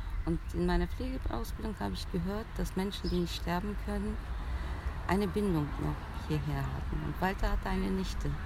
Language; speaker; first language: German; early bilingual, other home language; Turkish